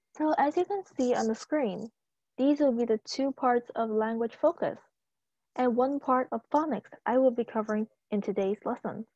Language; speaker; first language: English; non-native, local second language; Chinese